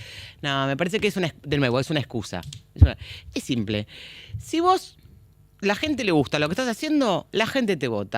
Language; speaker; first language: Spanish; native; Spanish